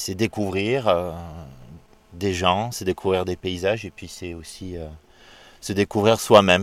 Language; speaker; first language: French; native; French